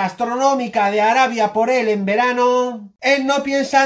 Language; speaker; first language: Spanish; native; Spanish